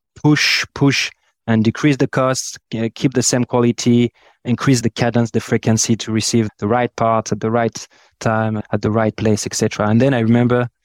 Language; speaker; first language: English; non-native, fluent; French